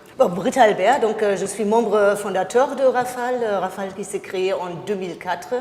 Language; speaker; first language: French; non-native, fluent; German